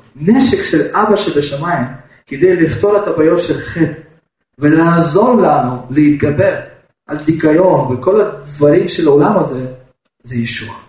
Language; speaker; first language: Hebrew; non-native, fluent; Russian